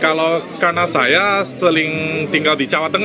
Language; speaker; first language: Indonesian; non-native, fluent; Chinese